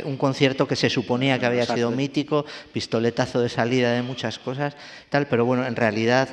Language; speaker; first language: Spanish; native; Spanish